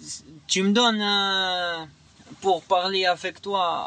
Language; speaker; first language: French; non-native, learner; Arabic